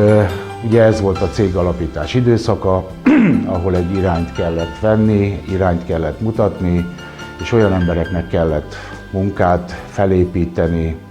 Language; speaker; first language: Hungarian; native; Hungarian